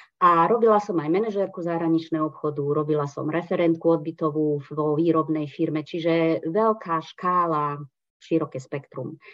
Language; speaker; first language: Slovak; non-native, local second language; Hungarian